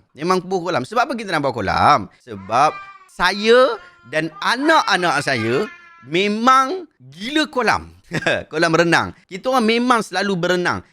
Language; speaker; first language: Malay; native; Malay